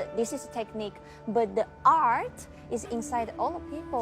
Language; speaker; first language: English; non-native, learner; Chinese